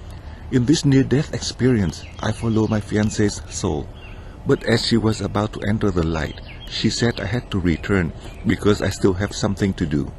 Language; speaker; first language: English; non-native, fluent; Vietnamese